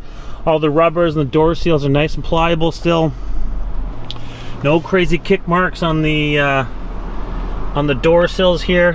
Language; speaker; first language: English; native; English